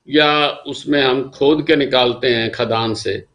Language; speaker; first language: Hindi; non-native, local second language; Punjabi